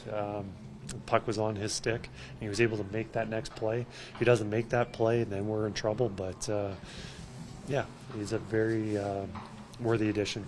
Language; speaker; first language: English; native; English